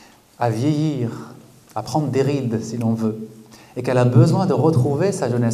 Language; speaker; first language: French; native; French